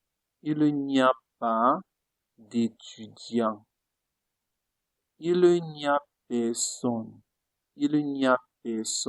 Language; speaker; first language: French; non-native, fluent; Italian